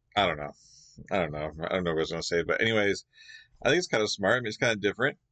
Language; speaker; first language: English; native; English